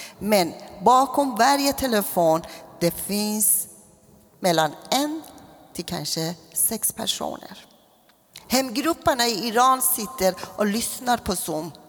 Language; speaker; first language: Swedish; non-native, fluent; Persian